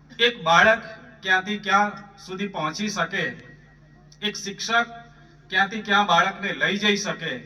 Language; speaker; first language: Gujarati; native; Gujarati